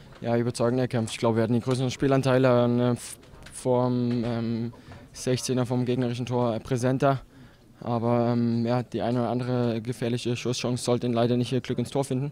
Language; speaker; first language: German; native; German